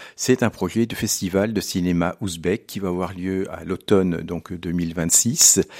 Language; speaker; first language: French; native; French